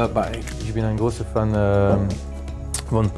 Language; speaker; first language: German; non-native, learner; French